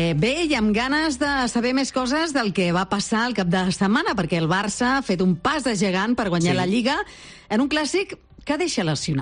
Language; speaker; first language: Catalan; native; Catalan